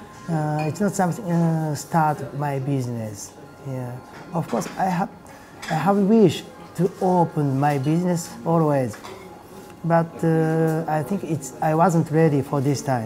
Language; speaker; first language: English; non-native, learner; Japanese